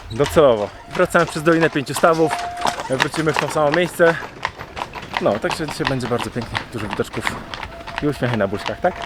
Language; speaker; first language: Polish; native; Polish